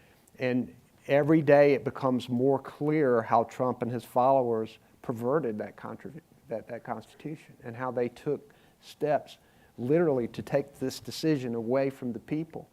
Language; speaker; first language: English; native; English